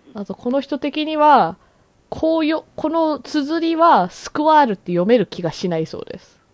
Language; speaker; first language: Japanese; early bilingual, heritage; Japanese